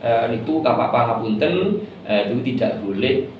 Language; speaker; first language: Indonesian; non-native, local second language; Javanese